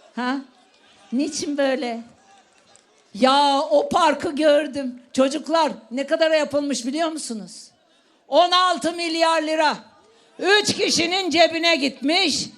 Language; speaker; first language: Turkish; native; Turkish